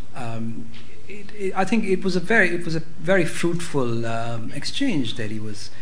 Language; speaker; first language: English; non-native, local second language; Hindi